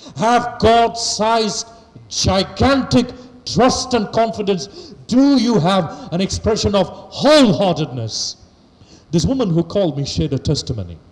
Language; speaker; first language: English; non-native, local second language; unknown